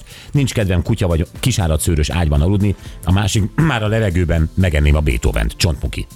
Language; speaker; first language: Hungarian; native; Hungarian